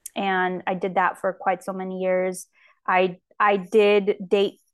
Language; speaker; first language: English; native; English